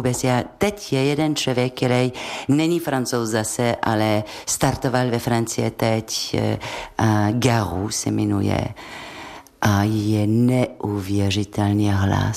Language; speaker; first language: Czech; non-native, fluent; French